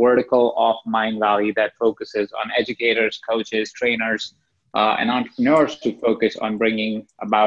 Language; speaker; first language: English; non-native, local second language; Hindi